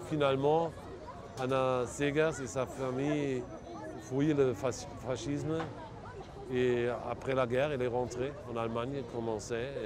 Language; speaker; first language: French; non-native, fluent; German